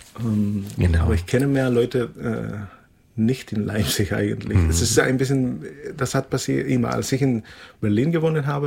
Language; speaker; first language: German; non-native, fluent; Spanish